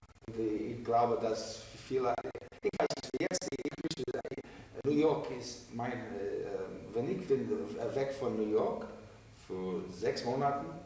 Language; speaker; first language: German; non-native, learner; English